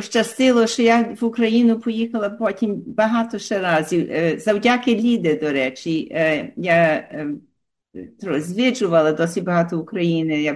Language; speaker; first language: Ukrainian; early bilingual, heritage; Ukrainian